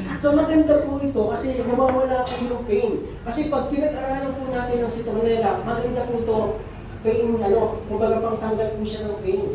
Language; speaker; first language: Filipino; native; Filipino